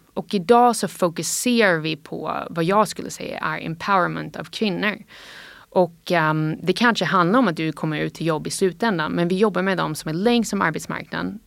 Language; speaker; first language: Swedish; non-native, fluent; English